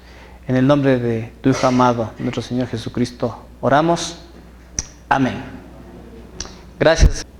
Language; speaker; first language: Spanish; native; Spanish